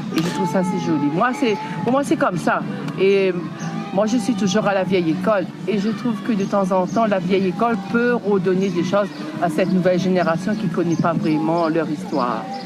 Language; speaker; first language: French; native; French